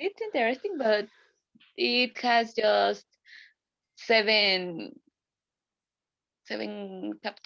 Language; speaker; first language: English; non-native, learner; Spanish